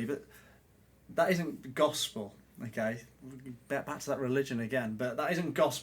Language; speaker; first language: English; native; English